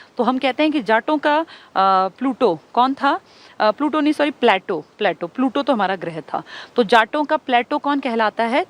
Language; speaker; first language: Hindi; native; Hindi